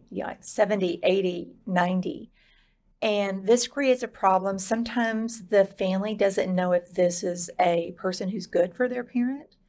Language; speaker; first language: English; native; English